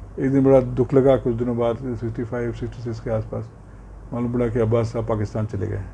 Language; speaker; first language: Hindi; non-native, local second language; Bangla